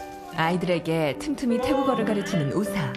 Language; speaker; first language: Korean; native; Korean